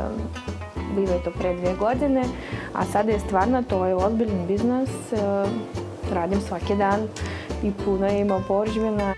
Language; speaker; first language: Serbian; non-native, fluent; Russian